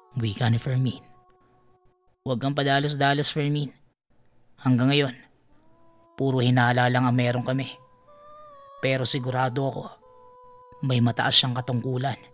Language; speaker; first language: Filipino; native; Filipino